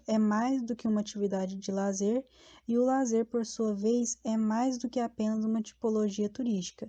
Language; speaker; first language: Portuguese; native; Portuguese